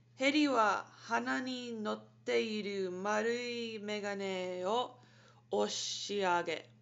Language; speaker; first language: Japanese; non-native, learner; English